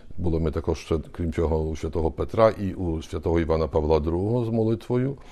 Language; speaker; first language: Ukrainian; early bilingual, heritage; Ukrainian